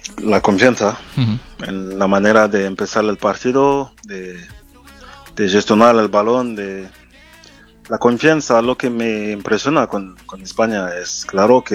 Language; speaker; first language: Spanish; non-native, fluent; French